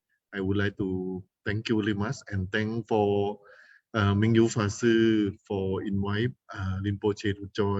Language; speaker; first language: English; non-native, fluent; Thai